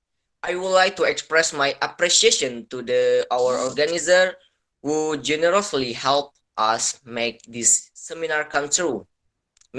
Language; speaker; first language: English; non-native, learner; Indonesian